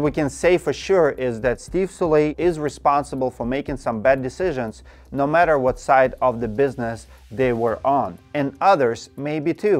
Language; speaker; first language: English; non-native, fluent; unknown